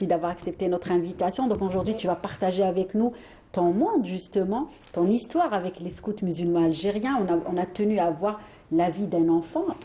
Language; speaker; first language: French; non-native, local second language; Arabic